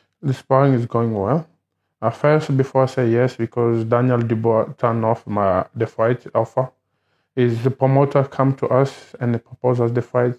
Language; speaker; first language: English; non-native, learner; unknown